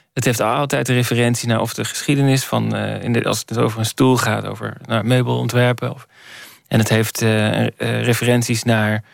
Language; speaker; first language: Dutch; native; Dutch